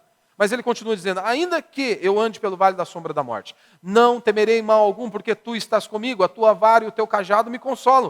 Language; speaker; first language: Portuguese; native; Portuguese